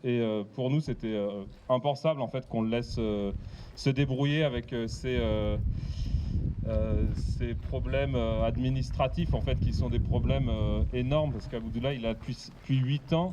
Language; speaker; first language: French; native; French